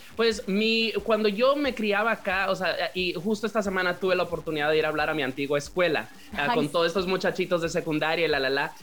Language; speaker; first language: Spanish; native; Spanish